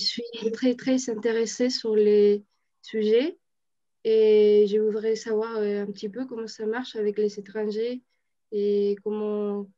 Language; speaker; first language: French; non-native, learner; Spanish